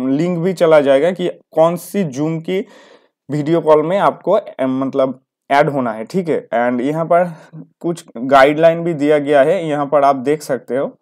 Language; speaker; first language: Hindi; non-native, local second language; Bangla